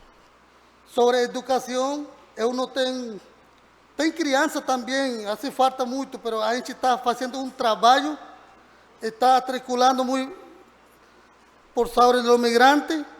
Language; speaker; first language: Portuguese; non-native, learner; Spanish